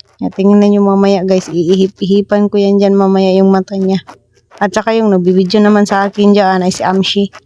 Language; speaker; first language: Filipino; native; Filipino